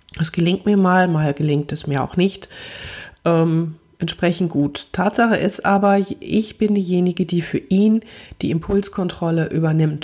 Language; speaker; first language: German; native; German